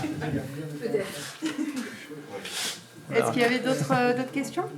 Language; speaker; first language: French; native; French